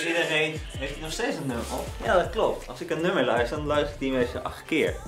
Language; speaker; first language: Dutch; native; Dutch